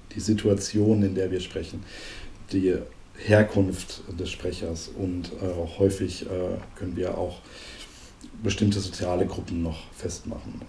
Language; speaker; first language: German; native; German